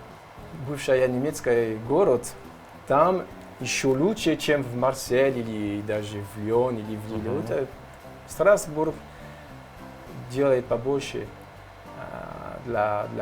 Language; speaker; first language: Russian; non-native, learner; French